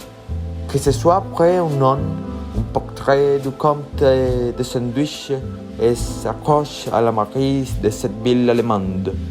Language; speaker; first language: French; non-native, learner; Spanish